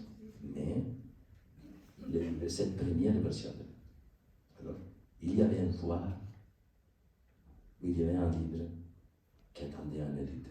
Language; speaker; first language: French; non-native, learner; Spanish